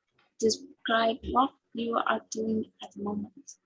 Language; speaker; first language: English; non-native, learner; Vietnamese